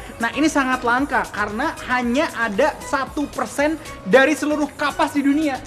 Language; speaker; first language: Indonesian; native; Indonesian